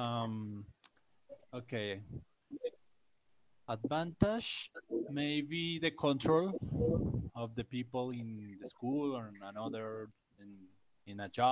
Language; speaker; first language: English; non-native, learner; Spanish